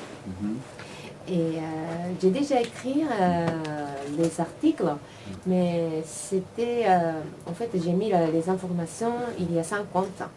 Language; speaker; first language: French; non-native, learner; Japanese